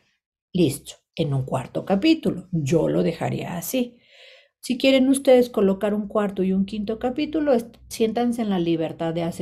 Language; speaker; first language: Spanish; native; Spanish